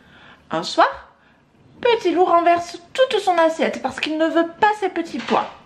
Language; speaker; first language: French; native; French